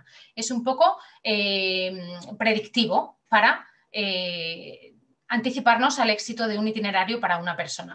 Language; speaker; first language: Spanish; native; Spanish